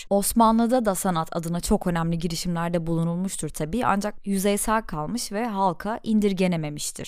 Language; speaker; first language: Turkish; native; Turkish